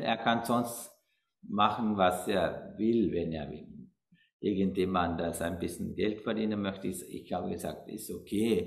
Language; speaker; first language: German; non-native, learner; Sinhala